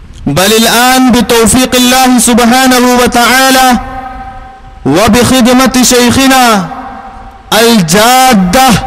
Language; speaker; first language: Arabic; non-native, fluent; Malayalam